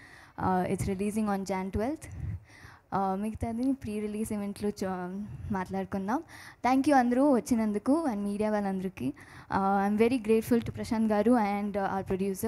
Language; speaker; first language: Telugu; non-native, learner; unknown